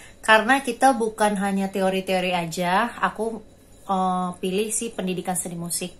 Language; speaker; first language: Indonesian; native; Indonesian